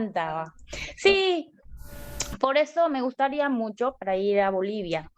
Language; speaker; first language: Spanish; non-native, learner; Korean